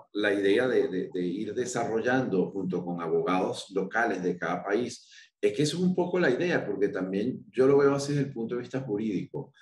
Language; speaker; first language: Spanish; native; Spanish